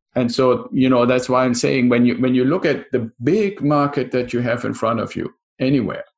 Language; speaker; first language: English; non-native, fluent; German